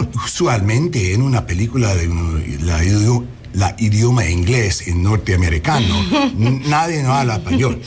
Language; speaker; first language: Spanish; non-native, learner; English